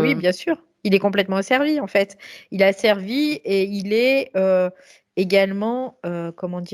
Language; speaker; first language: French; native; French